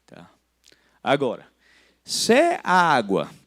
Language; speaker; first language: Portuguese; non-native, fluent; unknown